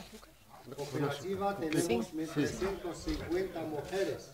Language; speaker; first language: Spanish; non-native, learner; Arabic